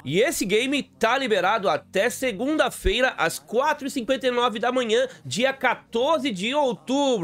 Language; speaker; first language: Portuguese; native; Portuguese